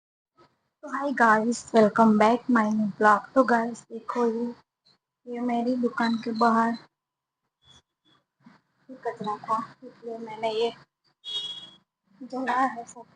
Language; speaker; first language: Hindi; non-native, local second language; Gujarati